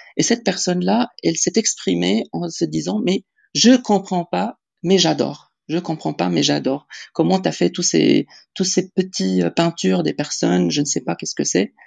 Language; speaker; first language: French; non-native, local second language; Arabic